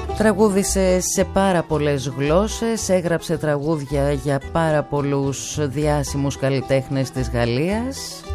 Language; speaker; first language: Greek; native; Greek